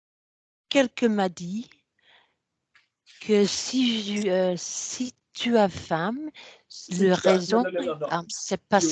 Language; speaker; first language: French; non-native, learner; English